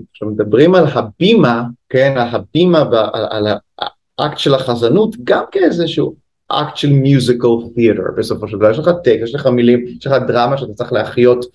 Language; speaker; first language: Hebrew; native; Hebrew